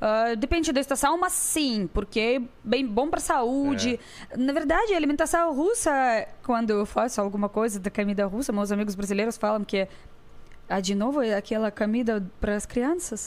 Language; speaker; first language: Portuguese; non-native, learner; Russian